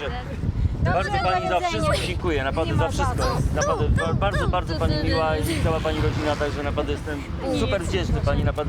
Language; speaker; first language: Polish; early bilingual, heritage; English